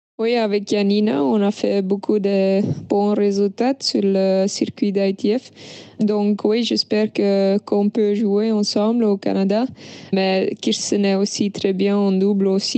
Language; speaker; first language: French; non-native, local second language; Dutch